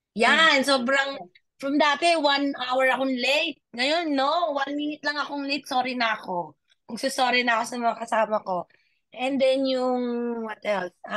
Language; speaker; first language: Filipino; native; Filipino